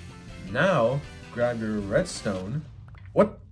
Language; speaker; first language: English; native; English